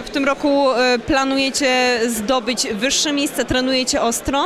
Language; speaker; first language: Polish; native; Polish